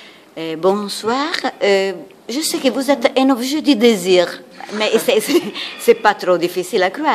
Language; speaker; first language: French; non-native, fluent; Italian